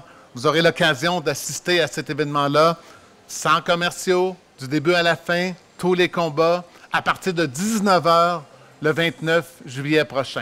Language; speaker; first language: French; native; French